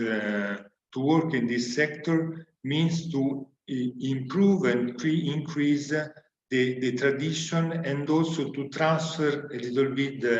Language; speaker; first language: English; non-native, learner; Italian